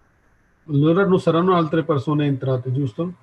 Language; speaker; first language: Italian; non-native, learner; Hindi